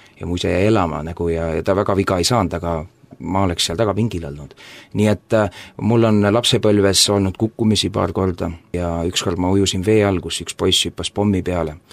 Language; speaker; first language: Estonian; native; Estonian